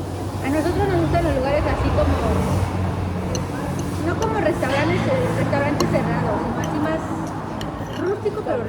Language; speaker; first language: Spanish; native; Spanish